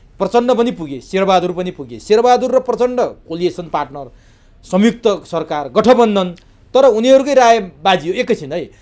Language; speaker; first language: Nepali; native; Nepali